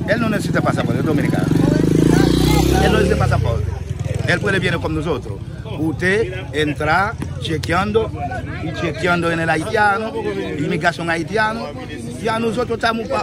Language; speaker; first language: Spanish; non-native, fluent; Haitian Creole